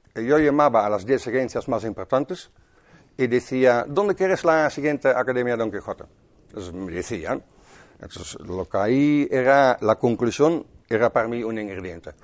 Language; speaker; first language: Spanish; non-native, fluent; Dutch